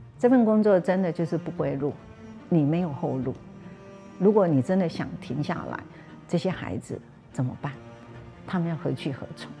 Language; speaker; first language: Chinese; non-native, local second language; Hakka Chinese